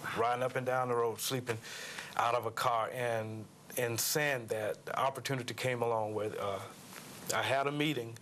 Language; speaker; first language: English; native; English